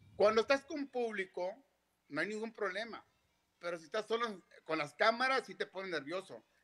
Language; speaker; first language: Spanish; native; Spanish